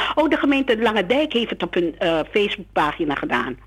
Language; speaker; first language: Dutch; non-native, local second language; Sranan Tongo